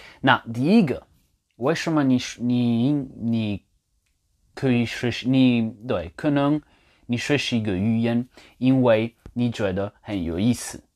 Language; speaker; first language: Chinese; non-native, learner; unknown